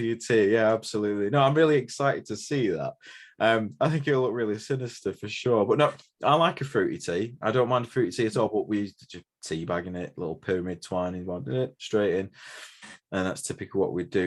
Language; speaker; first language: English; native; English